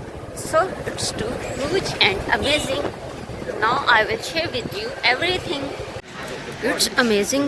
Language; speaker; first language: English; non-native, learner; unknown